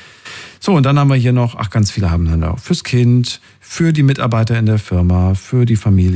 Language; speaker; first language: German; native; German